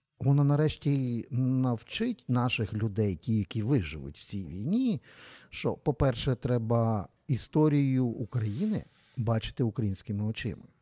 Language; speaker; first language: Ukrainian; native; Ukrainian